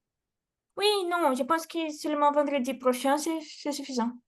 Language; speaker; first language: French; non-native, fluent; Portuguese